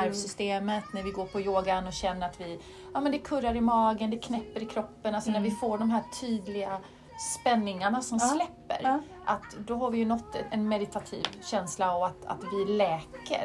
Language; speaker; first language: Swedish; native; Swedish